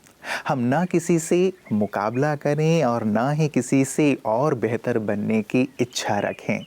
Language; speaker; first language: Hindi; native; Hindi